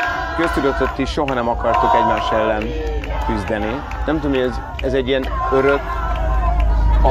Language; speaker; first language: Hungarian; native; Hungarian